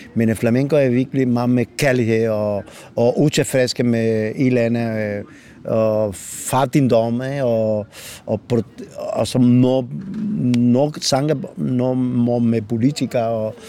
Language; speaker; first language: Danish; non-native, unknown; Spanish